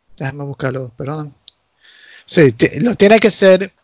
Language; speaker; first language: Spanish; early bilingual, heritage; Spanish